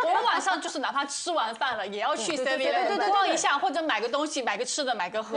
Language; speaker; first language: Chinese; native; Chinese